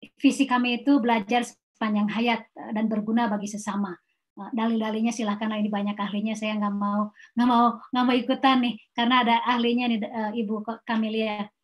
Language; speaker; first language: Indonesian; non-native, local second language; Sundanese